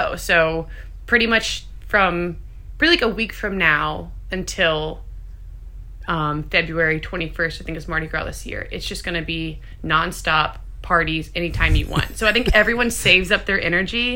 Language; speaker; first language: English; native; English